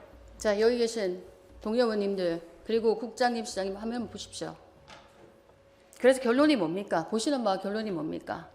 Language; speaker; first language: Korean; native; Korean